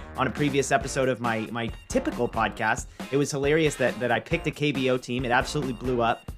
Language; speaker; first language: English; native; English